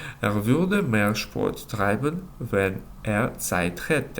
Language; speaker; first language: German; non-native, fluent; Ukrainian